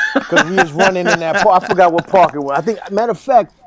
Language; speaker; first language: English; early bilingual, other home language; Spanish